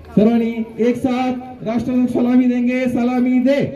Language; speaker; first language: Hindi; non-native, local second language; Marathi